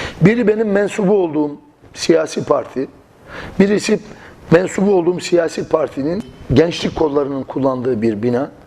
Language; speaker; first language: Turkish; native; Turkish